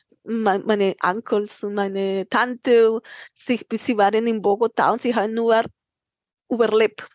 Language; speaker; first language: German; non-native, fluent; Spanish